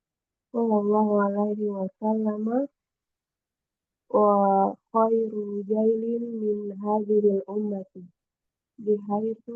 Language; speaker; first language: Arabic; non-native, learner; Indonesian